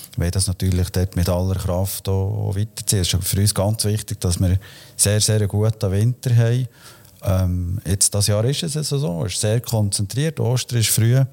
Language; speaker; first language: German; native; German